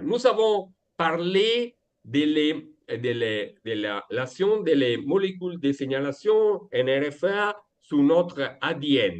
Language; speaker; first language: French; non-native, learner; Italian